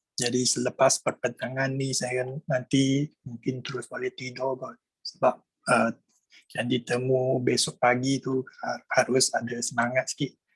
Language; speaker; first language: Malay; non-native, local second language; Chinese